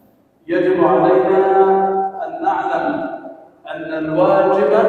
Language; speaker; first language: Arabic; native; Arabic